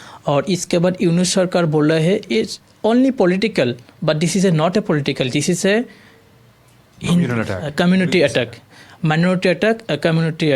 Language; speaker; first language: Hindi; non-native, learner; Bangla